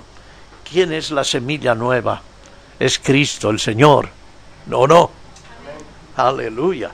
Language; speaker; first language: Spanish; native; Spanish